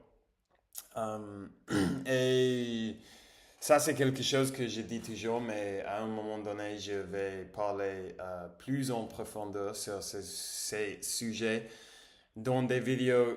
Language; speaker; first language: French; non-native, learner; English